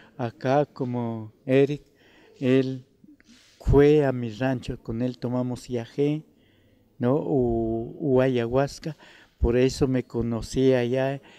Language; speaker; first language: Spanish; non-native, local second language; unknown